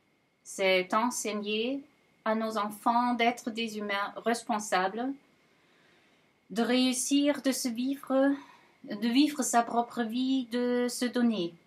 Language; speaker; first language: French; non-native, fluent; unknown